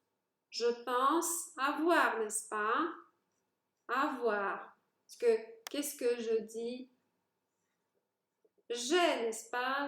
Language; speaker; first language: French; non-native, fluent; Polish